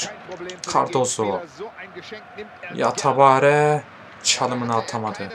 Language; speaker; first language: Turkish; native; Turkish